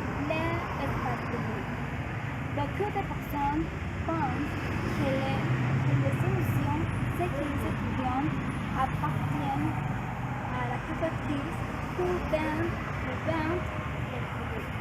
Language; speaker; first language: French; non-native, learner; Spanish